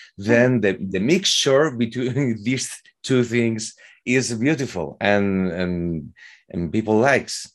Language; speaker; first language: English; non-native, fluent; Spanish